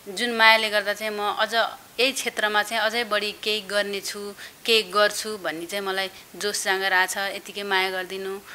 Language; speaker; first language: Nepali; native; Nepali